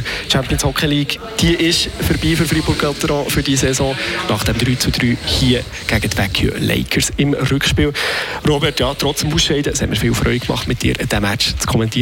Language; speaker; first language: German; native; German